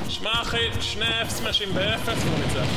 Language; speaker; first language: Hebrew; native; Hebrew